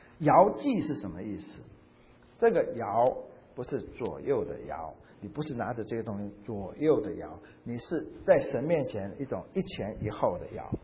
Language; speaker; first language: Chinese; native; Chinese